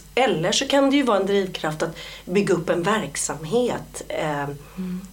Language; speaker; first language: Swedish; early bilingual, other home language; Polish